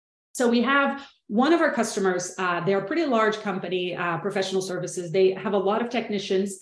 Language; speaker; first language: English; non-native, fluent; Portuguese